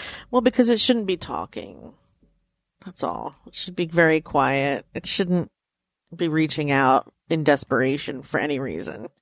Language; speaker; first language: English; native; English